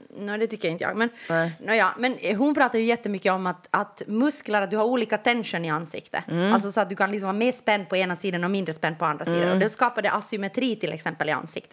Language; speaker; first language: Swedish; native; Swedish